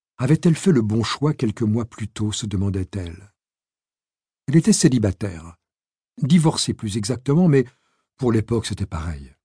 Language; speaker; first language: French; native; French